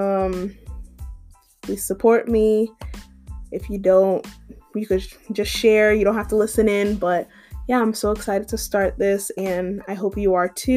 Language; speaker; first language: English; native; English